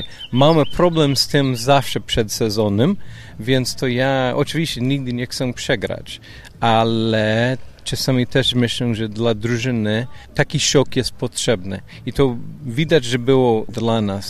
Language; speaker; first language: Polish; non-native, fluent; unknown